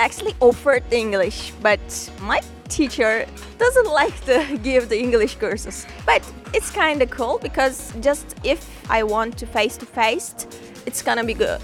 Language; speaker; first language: English; non-native, learner; Turkish